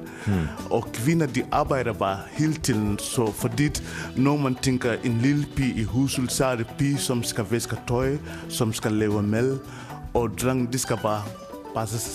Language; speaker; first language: Danish; non-native, fluent; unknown